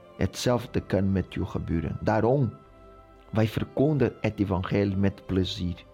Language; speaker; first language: Dutch; non-native, fluent; Portuguese